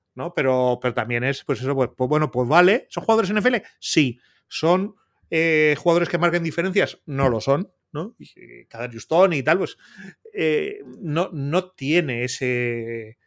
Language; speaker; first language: Spanish; native; Spanish